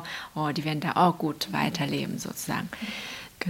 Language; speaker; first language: German; non-native, fluent; Chinese